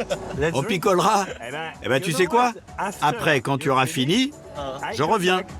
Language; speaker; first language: French; native; French